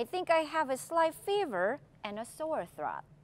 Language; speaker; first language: English; non-native, fluent; Korean